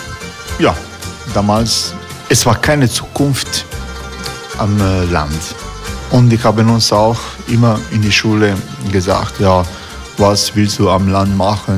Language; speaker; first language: German; non-native, learner; Croatian